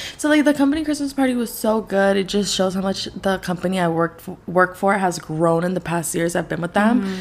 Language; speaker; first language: English; early bilingual, other home language; Spanish